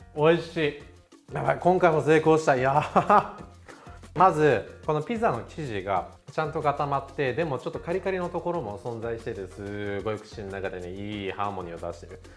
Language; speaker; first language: Japanese; non-native, fluent; Filipino